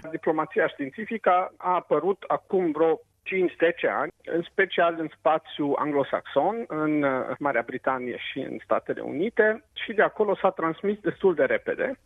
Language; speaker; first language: Romanian; non-native, local second language; Serbian